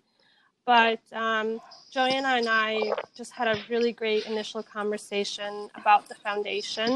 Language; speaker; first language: English; native; English